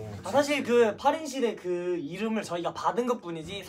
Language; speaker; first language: Korean; native; Korean